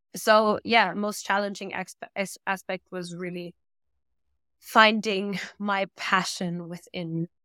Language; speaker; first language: English; non-native, fluent; German